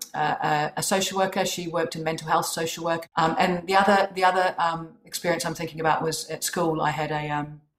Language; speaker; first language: English; native; English